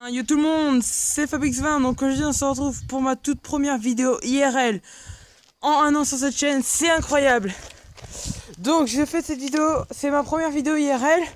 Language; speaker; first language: French; native; French